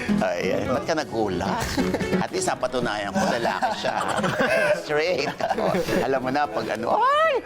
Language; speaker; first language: Filipino; native; Filipino